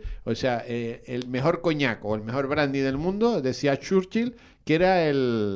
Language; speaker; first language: Spanish; native; Spanish